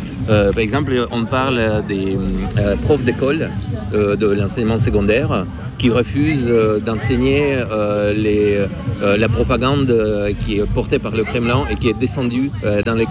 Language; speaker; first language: French; non-native, fluent; Russian